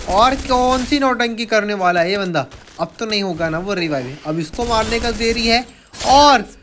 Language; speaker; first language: Hindi; native; Hindi